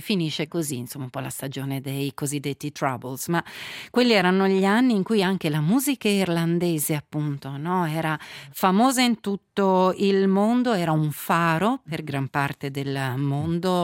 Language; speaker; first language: Italian; native; Italian